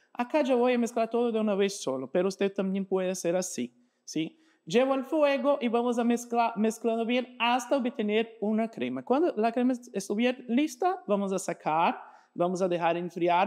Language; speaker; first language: Spanish; non-native, fluent; Portuguese